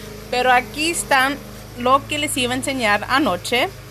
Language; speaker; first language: Spanish; early bilingual, heritage; Spanish